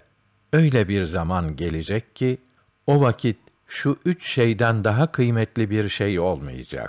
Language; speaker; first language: Turkish; native; Turkish